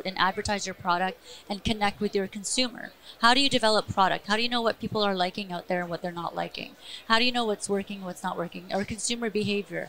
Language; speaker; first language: English; native; English